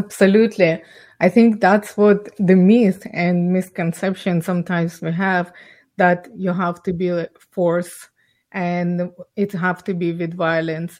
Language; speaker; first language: English; non-native, fluent; Ukrainian